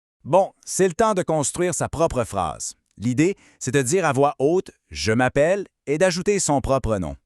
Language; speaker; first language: French; native; French